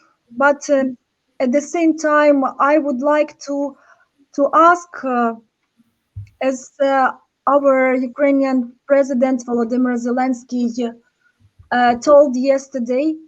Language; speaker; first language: English; non-native, learner; Ukrainian